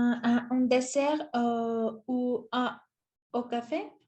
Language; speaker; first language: French; non-native, learner; Spanish